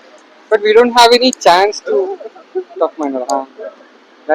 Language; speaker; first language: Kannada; non-native, learner; Malayalam